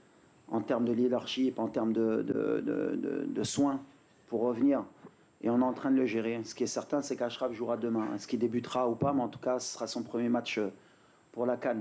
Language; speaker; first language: French; native; French